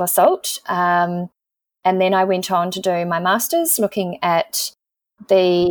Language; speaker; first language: English; native; English